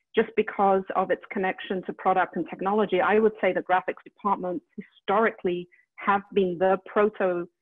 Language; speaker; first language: English; native; English